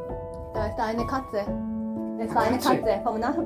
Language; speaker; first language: German; non-native, learner; Japanese